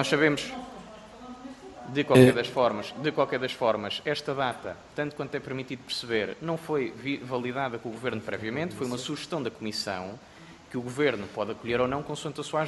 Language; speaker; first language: Portuguese; native; Portuguese